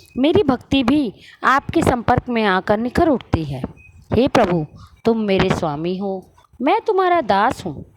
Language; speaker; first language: Hindi; native; Hindi